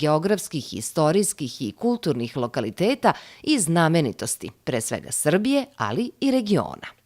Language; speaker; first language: Serbian; native; Serbian